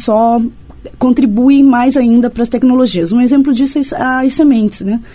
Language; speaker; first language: Portuguese; native; Portuguese